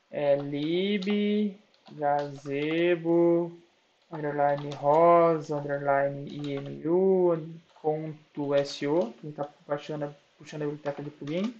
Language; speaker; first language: Portuguese; native; Portuguese